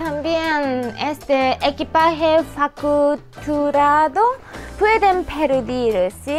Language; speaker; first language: Spanish; non-native, learner; Japanese